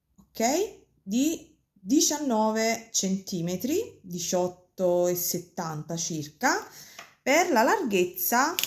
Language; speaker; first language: Italian; native; Italian